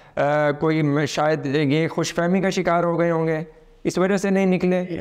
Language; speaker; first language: Urdu; native; Urdu